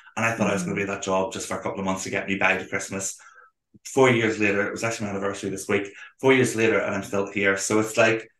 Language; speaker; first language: English; native; English